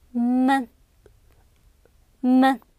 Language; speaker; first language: Chinese; non-native, learner; English